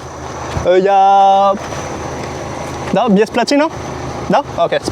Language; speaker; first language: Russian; non-native, learner; French